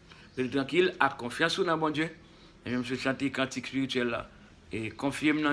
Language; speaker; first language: French; non-native, local second language; Haitian Creole